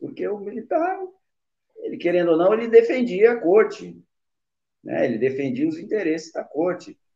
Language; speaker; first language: Portuguese; native; Portuguese